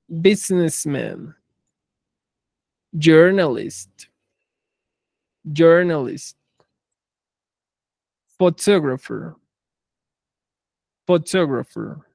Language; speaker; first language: English; non-native, fluent; Spanish